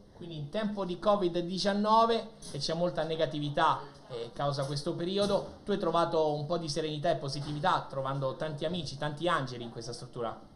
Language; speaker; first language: Italian; native; Italian